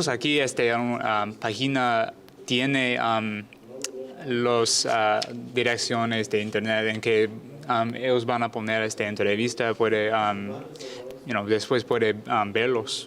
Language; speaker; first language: Spanish; non-native, learner; English